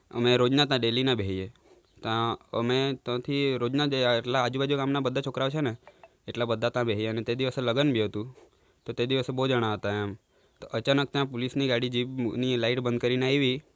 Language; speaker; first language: Gujarati; non-native, local second language; Gamit